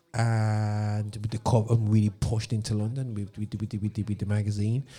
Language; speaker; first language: English; native; English